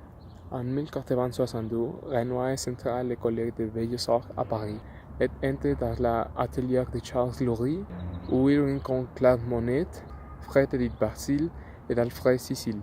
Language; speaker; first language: French; non-native, learner; Spanish